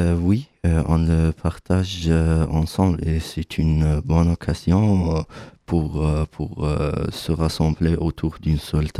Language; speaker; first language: French; non-native, fluent; Arabic